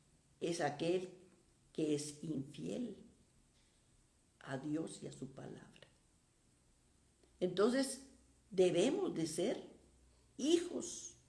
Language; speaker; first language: Spanish; native; Spanish